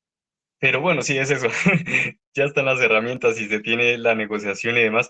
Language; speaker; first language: Spanish; native; Spanish